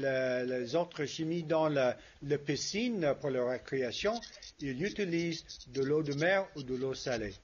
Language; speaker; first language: French; non-native, fluent; English